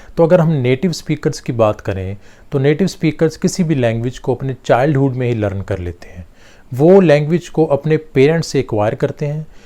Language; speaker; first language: Urdu; native; Urdu